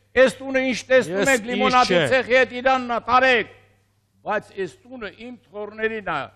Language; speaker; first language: Armenian; native; Armenian